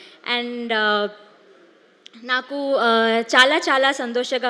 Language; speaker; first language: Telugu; non-native, learner; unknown